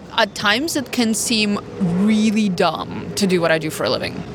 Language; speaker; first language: English; early bilingual, other home language; Russian